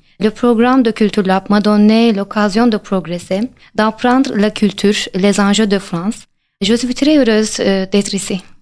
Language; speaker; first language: French; non-native, fluent; Turkish